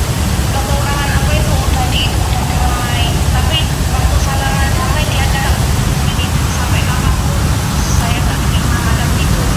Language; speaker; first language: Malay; non-native, local second language; Javanese